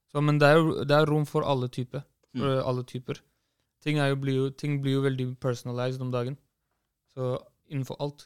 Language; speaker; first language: Norwegian; early bilingual, other home language; Kurdish